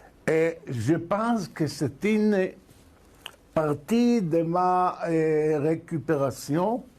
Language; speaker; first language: French; non-native, fluent; Hebrew